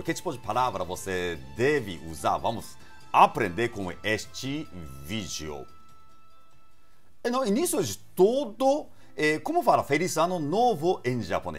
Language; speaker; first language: Portuguese; non-native, fluent; Japanese